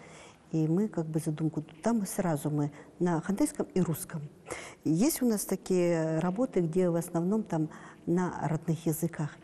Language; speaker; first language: Russian; non-native, local second language; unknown